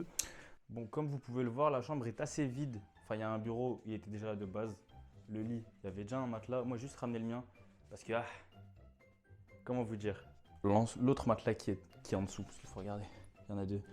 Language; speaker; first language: French; native; French